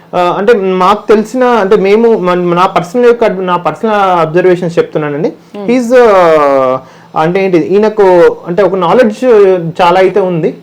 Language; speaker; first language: Telugu; native; Telugu